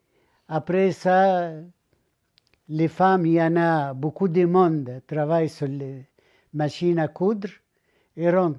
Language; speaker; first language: French; non-native, learner; Arabic